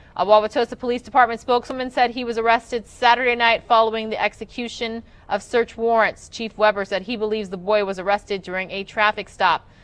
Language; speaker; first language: English; native; English